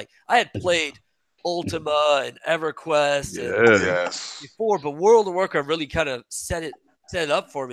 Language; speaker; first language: English; non-native, fluent; French